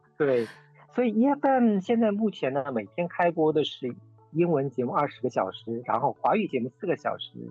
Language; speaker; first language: Chinese; non-native, fluent; Korean